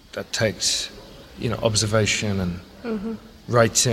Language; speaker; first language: English; native; English